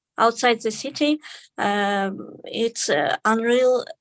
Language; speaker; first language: English; non-native, learner; Kazakh